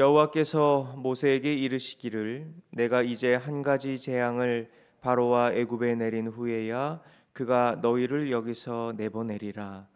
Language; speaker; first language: Korean; native; Korean